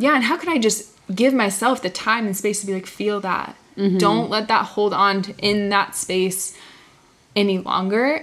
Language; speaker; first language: English; early bilingual, other home language; Spanish